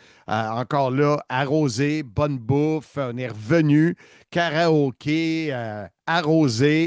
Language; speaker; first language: French; native; French